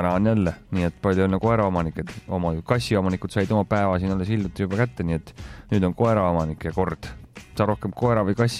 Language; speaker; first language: Estonian; native; Estonian